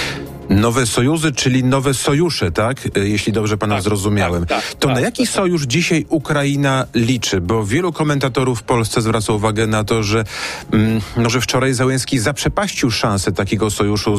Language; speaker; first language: Polish; native; Polish